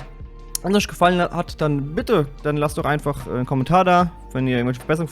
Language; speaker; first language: German; native; German